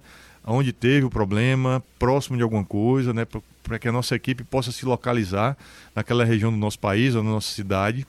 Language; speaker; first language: Portuguese; native; Portuguese